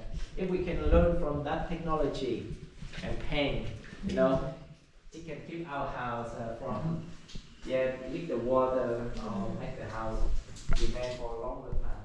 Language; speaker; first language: English; non-native, fluent; Vietnamese